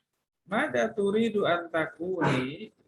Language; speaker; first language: Arabic; non-native, fluent; Indonesian